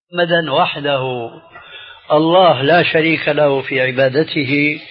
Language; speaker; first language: Arabic; early bilingual, other home language; Albanian